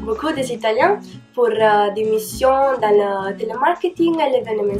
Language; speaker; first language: French; non-native, fluent; Italian